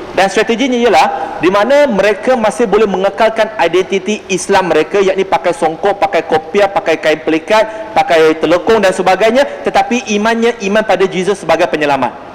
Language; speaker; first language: Malay; non-native, local second language; Chinese